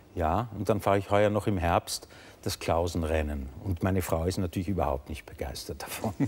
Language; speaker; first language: German; native; German